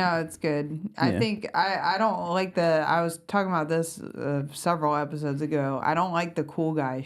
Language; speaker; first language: English; native; English